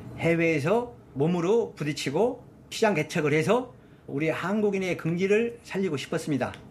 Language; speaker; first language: Korean; native; Korean